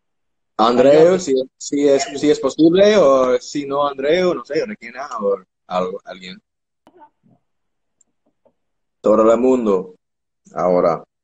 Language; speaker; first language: Spanish; non-native, learner; English